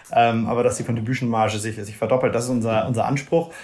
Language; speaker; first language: German; native; German